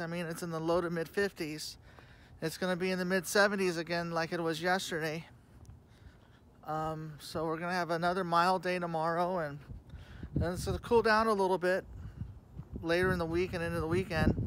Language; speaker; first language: English; native; English